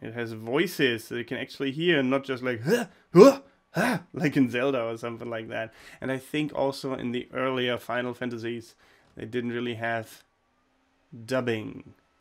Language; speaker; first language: English; non-native, fluent; German